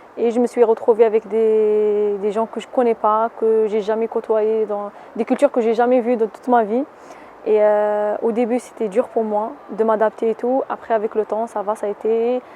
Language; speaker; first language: French; non-native, local second language; Arabic